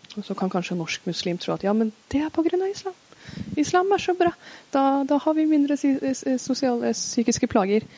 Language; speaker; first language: Norwegian; early bilingual, other home language; Persian